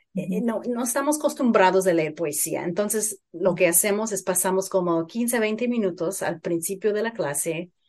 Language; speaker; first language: Spanish; early bilingual, heritage; Spanish